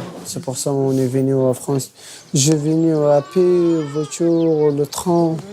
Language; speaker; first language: French; non-native, learner; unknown